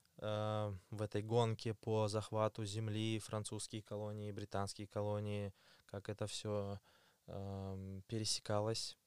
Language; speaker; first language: Russian; native; Russian